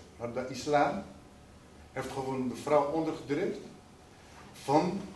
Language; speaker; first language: Dutch; early bilingual, other home language; Riffian